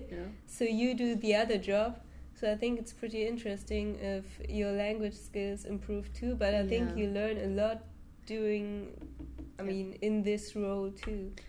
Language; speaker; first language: English; non-native, fluent; German